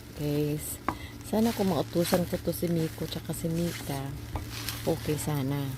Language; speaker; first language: Filipino; non-native, local second language; Hiligaynon